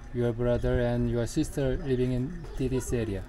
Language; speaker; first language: English; non-native, learner; Korean